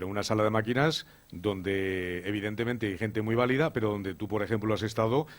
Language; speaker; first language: Spanish; native; Spanish